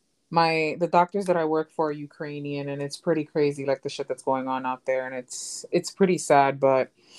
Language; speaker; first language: English; early bilingual, other home language; Spanish